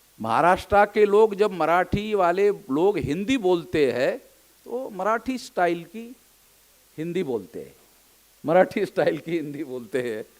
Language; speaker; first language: Hindi; non-native, local second language; Marathi